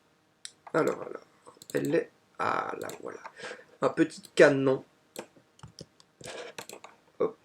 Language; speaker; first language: French; native; French